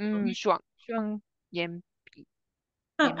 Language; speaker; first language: Chinese; non-native, learner; English